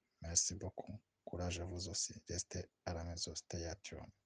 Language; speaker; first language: French; non-native, local second language; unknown